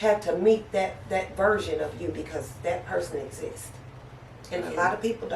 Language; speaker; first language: English; native; English